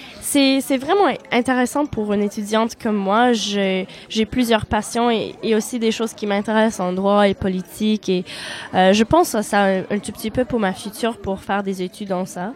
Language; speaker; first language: French; non-native, fluent; Polish